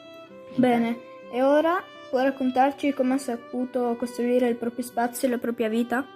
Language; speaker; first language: Italian; native; Italian